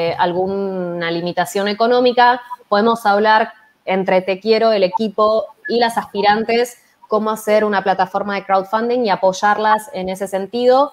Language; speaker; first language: Spanish; native; Spanish